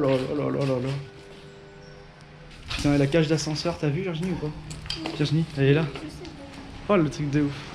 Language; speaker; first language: French; native; French